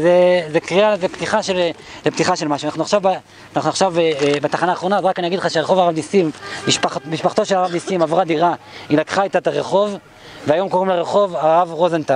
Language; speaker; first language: Hebrew; native; Hebrew